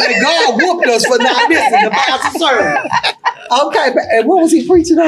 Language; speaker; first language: English; native; English